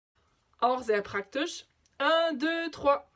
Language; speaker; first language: German; non-native, fluent; French